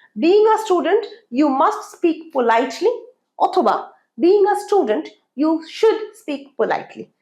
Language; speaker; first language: English; non-native, local second language; Bangla